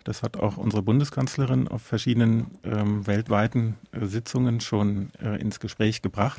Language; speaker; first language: German; native; German